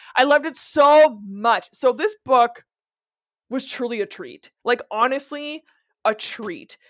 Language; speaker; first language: English; non-native, fluent; French